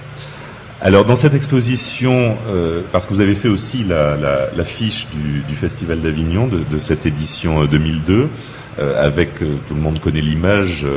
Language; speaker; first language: French; native; French